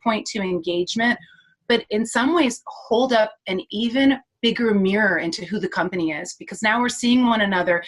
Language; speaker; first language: English; native; English